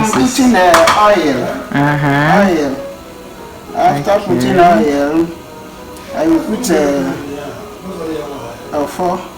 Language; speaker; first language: English; non-native, local second language; Igbo